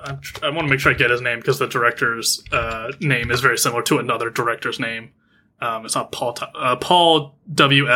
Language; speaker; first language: English; native; English